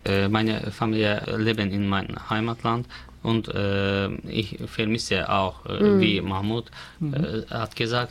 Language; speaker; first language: German; non-native, learner; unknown